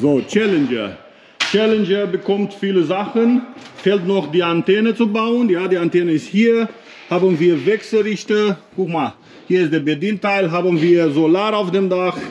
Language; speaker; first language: German; non-native, learner; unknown